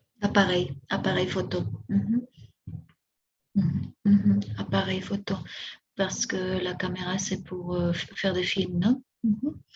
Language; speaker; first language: French; non-native, fluent; Spanish